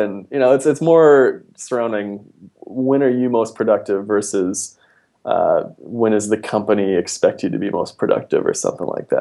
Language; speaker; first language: English; native; English